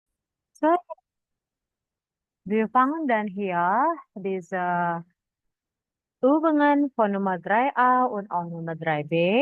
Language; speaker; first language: German; non-native, fluent; Indonesian